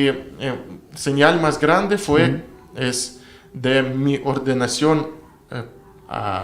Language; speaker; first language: Spanish; non-native, learner; Russian